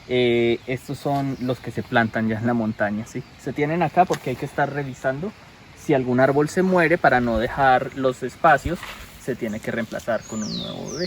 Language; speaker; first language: Spanish; native; Spanish